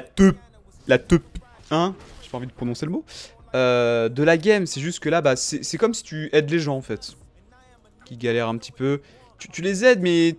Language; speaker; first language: French; native; French